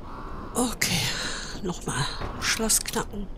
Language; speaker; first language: German; native; German